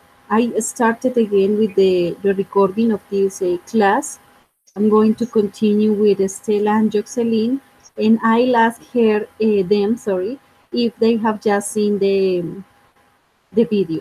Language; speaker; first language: English; non-native, fluent; Spanish